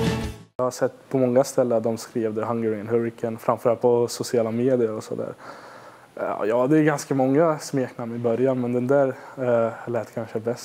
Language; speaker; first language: Swedish; non-native, fluent; Hungarian